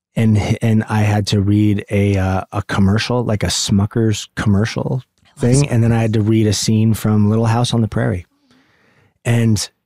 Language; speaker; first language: English; native; English